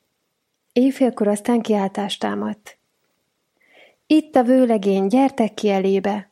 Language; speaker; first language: Hungarian; native; Hungarian